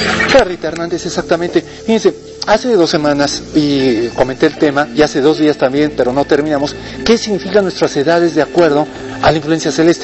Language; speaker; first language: Spanish; native; Spanish